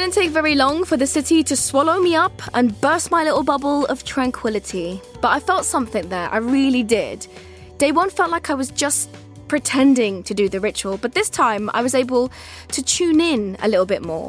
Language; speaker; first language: English; native; English